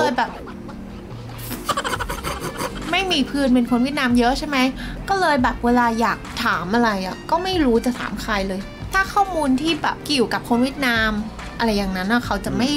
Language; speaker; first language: Thai; non-native, fluent; Vietnamese